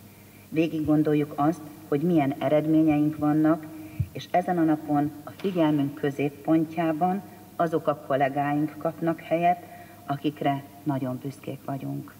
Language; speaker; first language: Hungarian; native; Hungarian